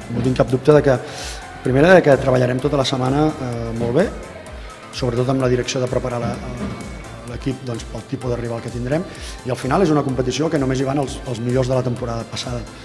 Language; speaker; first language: Catalan; native; Catalan